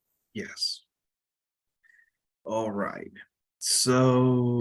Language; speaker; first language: English; non-native, fluent; Spanish